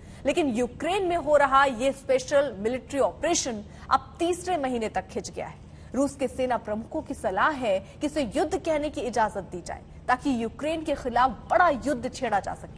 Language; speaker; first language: Hindi; native; Hindi